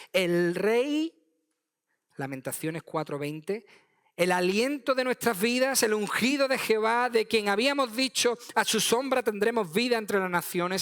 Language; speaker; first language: Spanish; native; Spanish